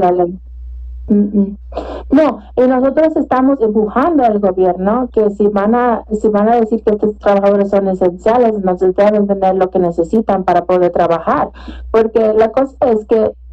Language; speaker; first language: Spanish; early bilingual, heritage; Spanish